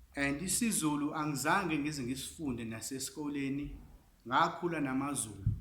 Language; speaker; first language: Zulu; non-native, local second language; English